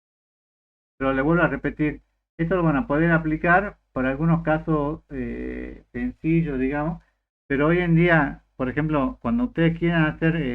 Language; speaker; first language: Spanish; native; Spanish